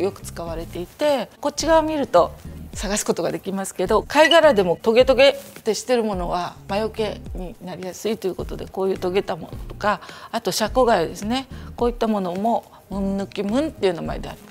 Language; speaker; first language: Japanese; native; Japanese